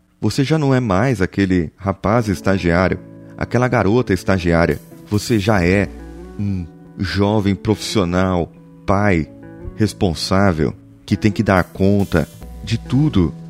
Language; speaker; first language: Portuguese; native; Portuguese